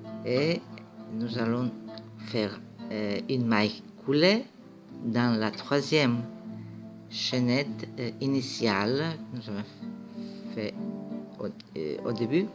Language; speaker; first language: French; non-native, fluent; Greek